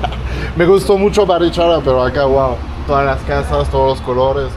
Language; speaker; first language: Spanish; non-native, fluent; French